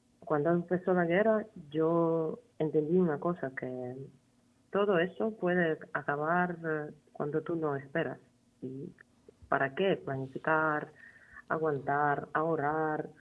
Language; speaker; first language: Spanish; non-native, fluent; Ukrainian